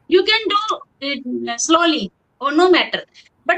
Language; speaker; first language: English; non-native, local second language; Hindi